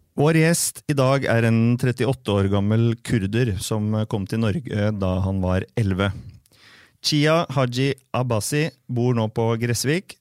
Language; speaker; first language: Norwegian; native; Norwegian